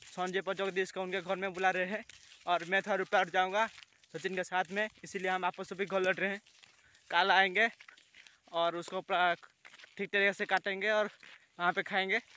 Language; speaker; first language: Hindi; non-native, local second language; Odia